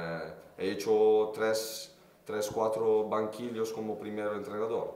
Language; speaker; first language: Spanish; non-native, fluent; Italian